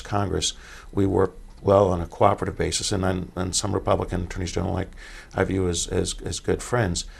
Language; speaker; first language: English; native; English